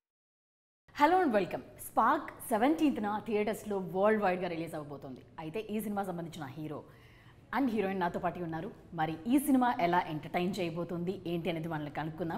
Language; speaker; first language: Telugu; native; Telugu